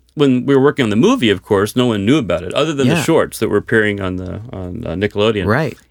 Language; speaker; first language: English; native; English